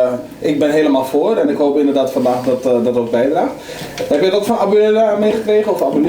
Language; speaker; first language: Dutch; native; Dutch